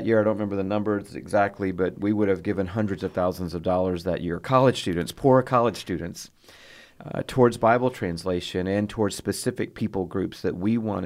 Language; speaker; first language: English; native; English